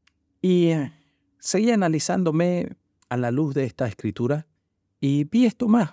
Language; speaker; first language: Spanish; native; Spanish